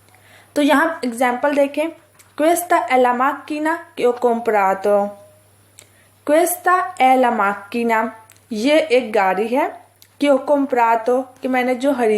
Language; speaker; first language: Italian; non-native, fluent; Urdu